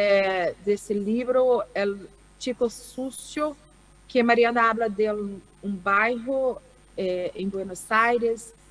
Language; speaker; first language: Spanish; non-native, learner; Portuguese